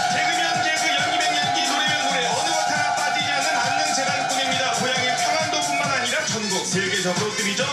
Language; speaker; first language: Korean; native; Korean